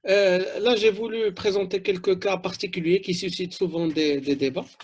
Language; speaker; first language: French; non-native, local second language; Arabic